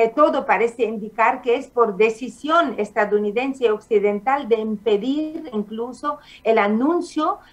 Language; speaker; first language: Spanish; non-native, fluent; Arabic